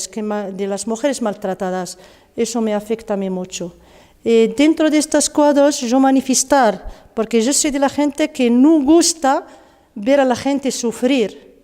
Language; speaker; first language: Spanish; non-native, learner; Arabic